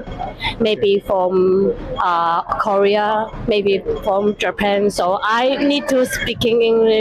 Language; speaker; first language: English; non-native, learner; Cantonese